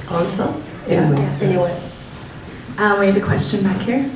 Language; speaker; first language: English; non-native, learner; Spanish